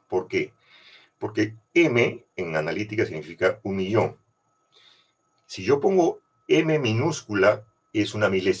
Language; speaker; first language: Spanish; native; Spanish